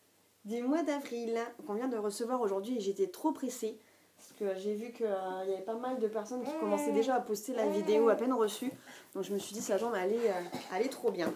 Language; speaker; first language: French; native; French